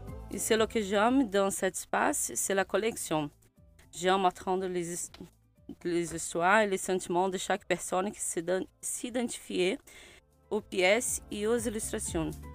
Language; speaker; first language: French; non-native, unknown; Portuguese